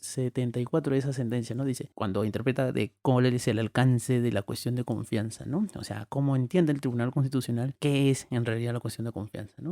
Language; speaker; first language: Spanish; native; Spanish